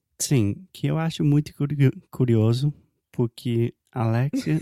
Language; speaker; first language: Portuguese; non-native, fluent; English